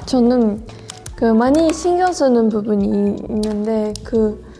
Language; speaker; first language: Korean; non-native, fluent; Japanese